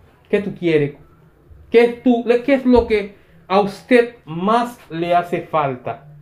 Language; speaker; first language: Spanish; native; Spanish